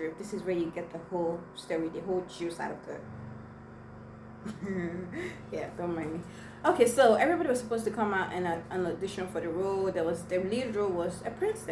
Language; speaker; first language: English; non-native, local second language; Igbo